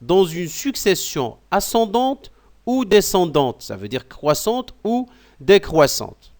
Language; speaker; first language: French; non-native, local second language; Arabic